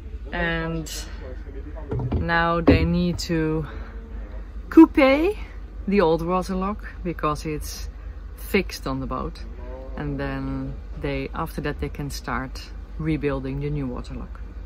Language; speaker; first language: English; non-native, fluent; Dutch